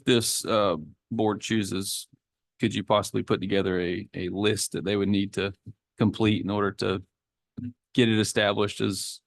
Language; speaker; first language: English; native; English